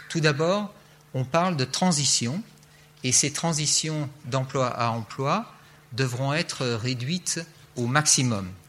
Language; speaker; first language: French; native; French